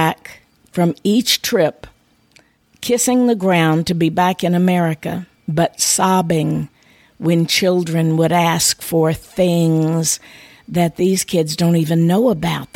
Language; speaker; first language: English; native; English